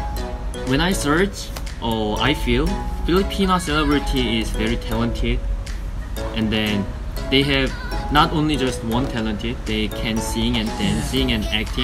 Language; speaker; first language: English; non-native, learner; Korean